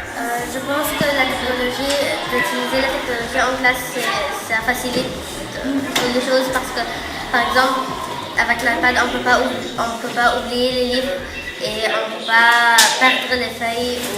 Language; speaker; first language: French; non-native, fluent; Arabic